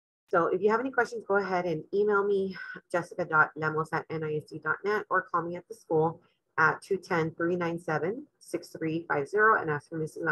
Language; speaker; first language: English; early bilingual, other home language; Spanish